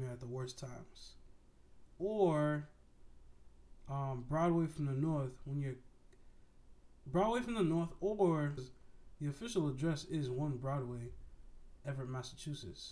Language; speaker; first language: English; native; English